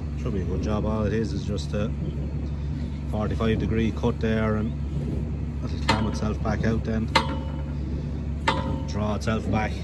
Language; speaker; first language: English; native; English